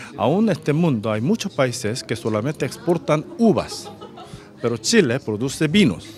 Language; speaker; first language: Spanish; non-native, fluent; Korean